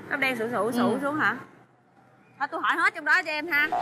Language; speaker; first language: Vietnamese; native; Vietnamese